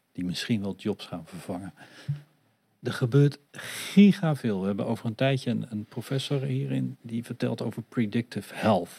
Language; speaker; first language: Dutch; native; Dutch